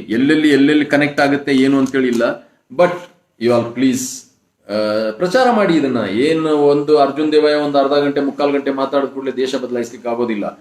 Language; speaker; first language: Kannada; non-native, local second language; Kodava